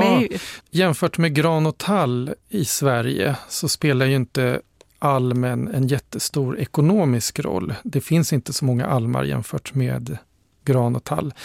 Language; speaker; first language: Swedish; native; Swedish